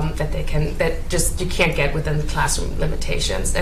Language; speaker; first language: English; non-native, fluent; German